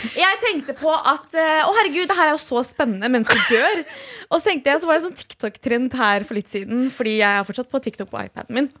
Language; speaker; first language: Norwegian; early bilingual, other home language; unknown